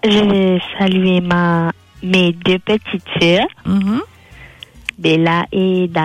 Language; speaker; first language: French; non-native, local second language; Morisyen